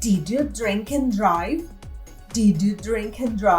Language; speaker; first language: English; non-native, fluent; Portuguese